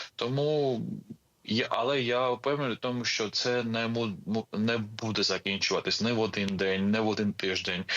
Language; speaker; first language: Ukrainian; non-native, fluent; Georgian